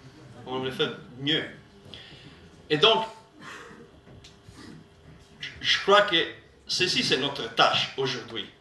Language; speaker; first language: French; non-native, learner; Italian